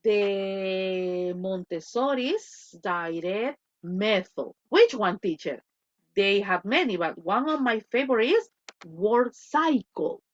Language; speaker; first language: English; non-native, fluent; Spanish